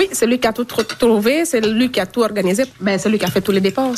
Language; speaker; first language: French; non-native, local second language; Fula